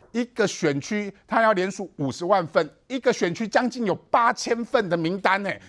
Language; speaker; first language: Chinese; native; Chinese